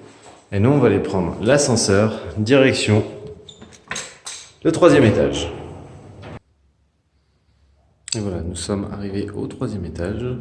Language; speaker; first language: French; native; French